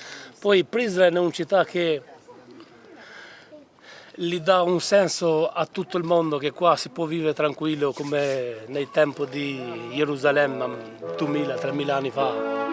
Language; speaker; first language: Italian; non-native, fluent; Albanian